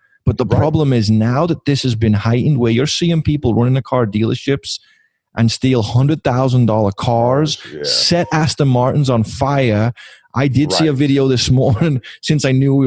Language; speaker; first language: English; native; English